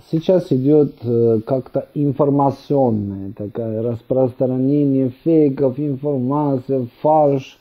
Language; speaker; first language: Russian; non-native, fluent; Persian